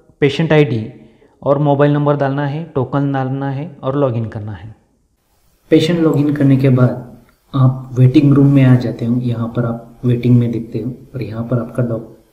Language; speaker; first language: Hindi; non-native, local second language; Marathi